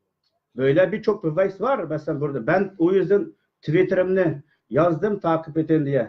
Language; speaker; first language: Turkish; non-native, learner; Uyghur